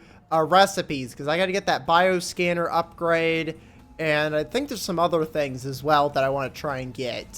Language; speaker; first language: English; native; English